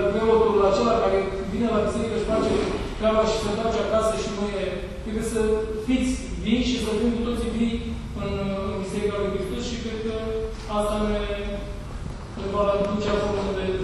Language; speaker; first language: Romanian; native; Romanian